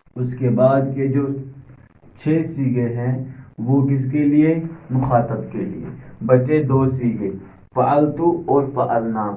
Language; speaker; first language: Urdu; native; Urdu